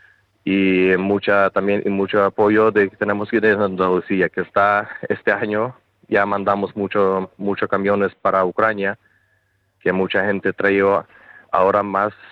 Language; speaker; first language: Spanish; non-native, learner; Ukrainian